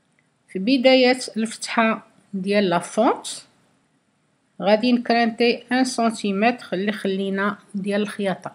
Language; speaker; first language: Arabic; native; Arabic